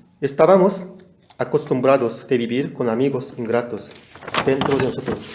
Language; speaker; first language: Spanish; non-native, fluent; Korean